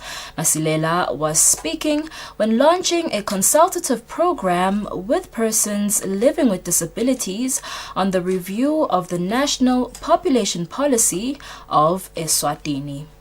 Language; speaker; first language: English; non-native, local second language; Swati